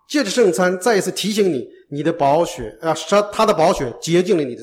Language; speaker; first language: Chinese; native; Chinese